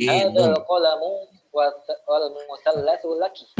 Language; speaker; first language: Arabic; non-native, fluent; Indonesian